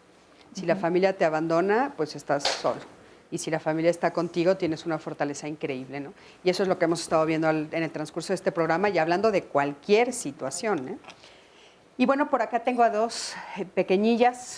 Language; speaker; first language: Spanish; native; Spanish